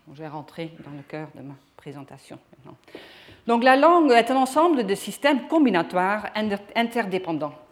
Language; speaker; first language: French; non-native, fluent; Dutch